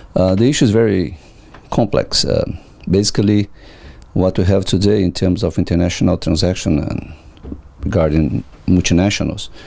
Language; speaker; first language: English; non-native, fluent; Portuguese